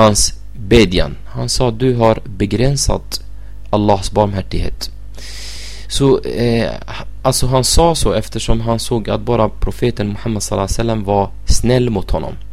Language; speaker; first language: Swedish; non-native, fluent; Arabic